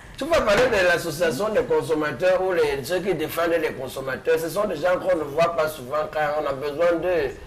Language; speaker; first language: French; native; French